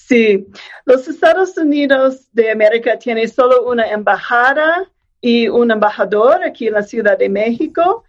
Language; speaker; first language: Spanish; non-native, fluent; English